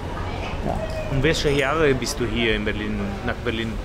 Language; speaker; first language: German; non-native, learner; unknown